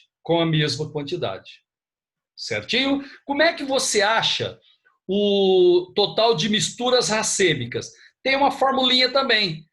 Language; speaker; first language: Portuguese; native; Portuguese